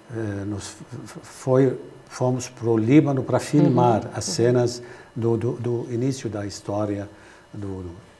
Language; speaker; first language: Portuguese; non-native, fluent; Arabic